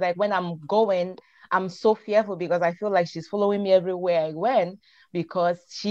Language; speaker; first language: English; non-native, local second language; Igbo